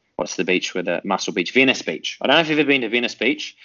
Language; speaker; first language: English; native; English